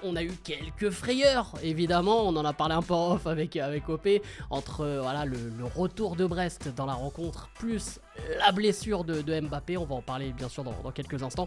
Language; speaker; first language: French; native; French